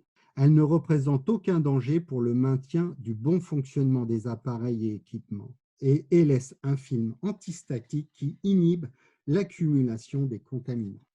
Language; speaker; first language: French; native; French